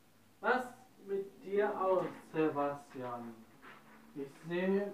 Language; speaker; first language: German; non-native, learner; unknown